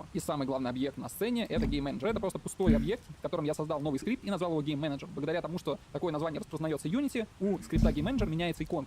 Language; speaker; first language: Russian; native; Russian